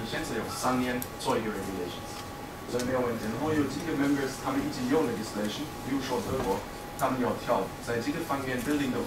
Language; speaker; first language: Chinese; non-native, fluent; German